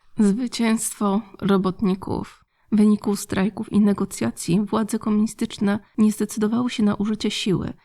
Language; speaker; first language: Polish; native; Polish